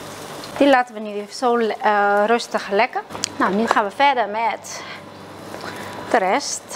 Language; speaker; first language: Dutch; non-native, fluent; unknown